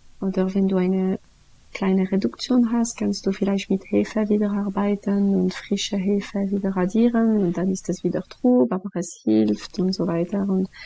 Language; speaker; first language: German; non-native, local second language; French